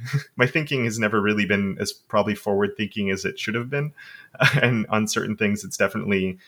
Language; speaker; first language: English; native; English